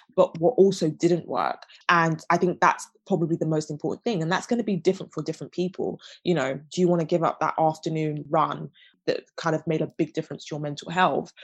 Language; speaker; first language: English; native; English